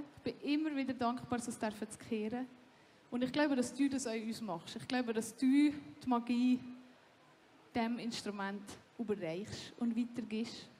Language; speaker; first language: German; native; German